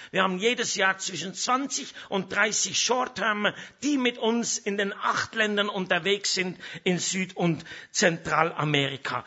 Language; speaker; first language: German; native; German